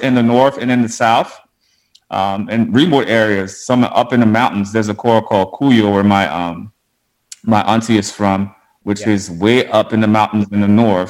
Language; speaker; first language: English; non-native, fluent; Haitian Creole